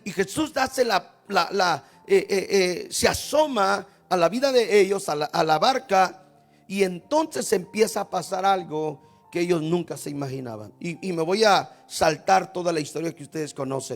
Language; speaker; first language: Spanish; native; Spanish